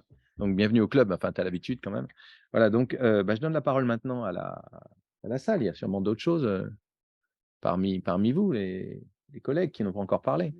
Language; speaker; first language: French; native; French